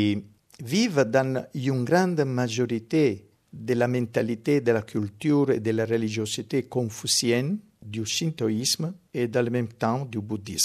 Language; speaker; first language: French; non-native, fluent; Italian